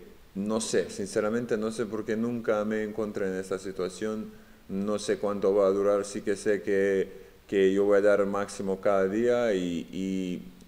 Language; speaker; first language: Spanish; non-native, fluent; Serbian